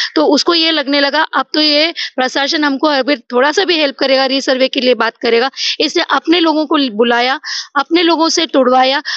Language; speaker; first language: Hindi; non-native, local second language; Marathi